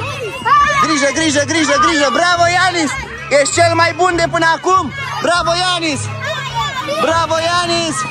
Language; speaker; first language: Romanian; native; Romanian